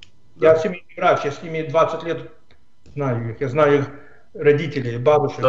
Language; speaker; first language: Russian; non-native, fluent; English